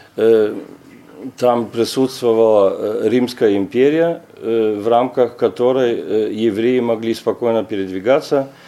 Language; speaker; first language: Russian; non-native, fluent; German